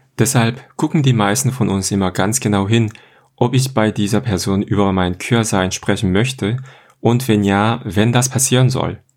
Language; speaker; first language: German; non-native, fluent; Korean